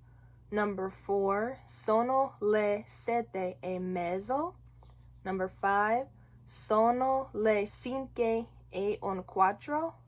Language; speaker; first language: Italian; non-native, learner; English